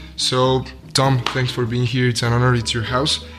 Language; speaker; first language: English; non-native, fluent; Spanish